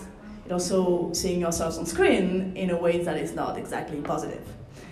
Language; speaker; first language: English; non-native, fluent; French